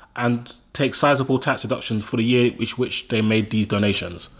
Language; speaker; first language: English; native; English